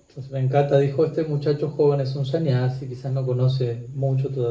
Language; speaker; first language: Spanish; native; Spanish